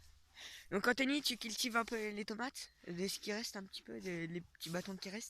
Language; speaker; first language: French; native; French